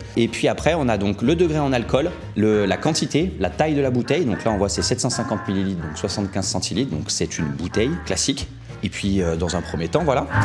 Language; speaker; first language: French; native; French